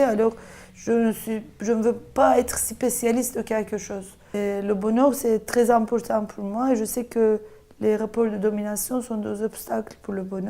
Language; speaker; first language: French; non-native, fluent; Turkish